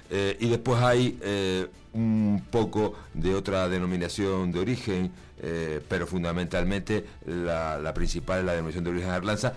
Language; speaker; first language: Spanish; native; Spanish